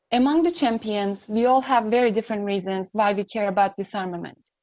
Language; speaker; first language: English; non-native, fluent; Turkish